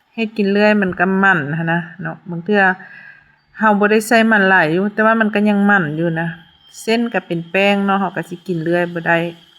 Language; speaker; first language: Lao; native; Lao